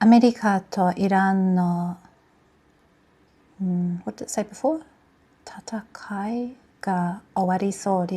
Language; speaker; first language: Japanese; non-native, fluent; English